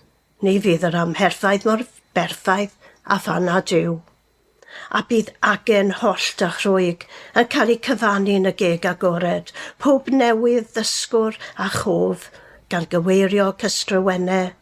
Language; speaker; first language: Welsh; native; Welsh